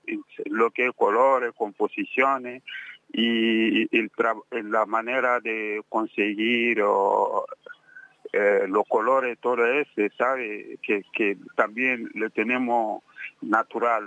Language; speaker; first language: Spanish; non-native, fluent; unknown